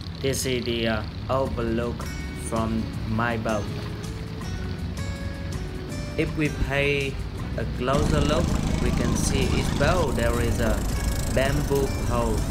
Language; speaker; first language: English; non-native, fluent; Vietnamese